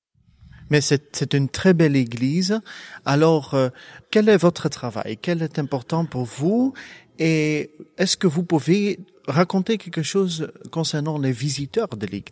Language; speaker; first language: French; non-native, local second language; Dutch